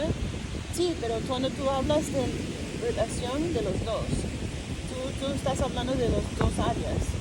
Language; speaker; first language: Spanish; early bilingual, heritage; Spanish